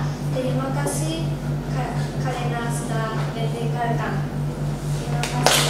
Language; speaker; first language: Indonesian; non-native, learner; Japanese